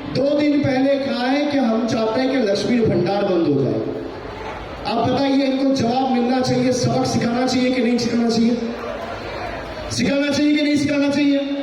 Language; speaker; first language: Hindi; non-native, local second language; Bangla